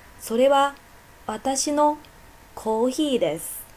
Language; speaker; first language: Japanese; non-native, fluent; Chinese